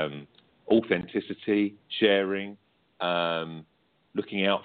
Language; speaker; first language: English; native; English